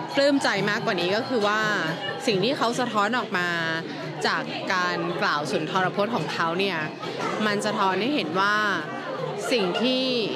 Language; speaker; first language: Thai; native; Thai